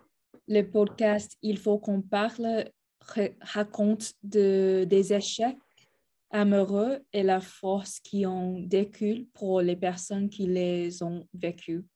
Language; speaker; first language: French; non-native, learner; Spanish